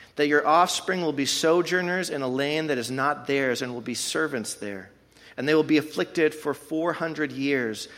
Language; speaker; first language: English; native; English